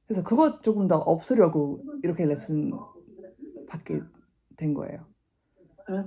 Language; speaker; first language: Korean; non-native, fluent; English